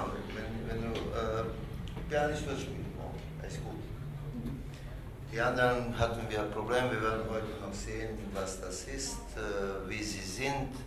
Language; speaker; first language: German; non-native, learner; Croatian